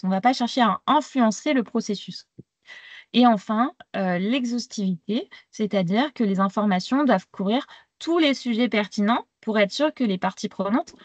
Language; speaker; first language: French; native; French